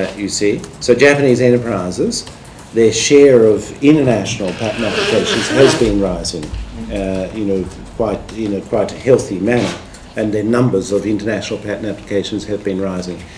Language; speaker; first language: English; native; English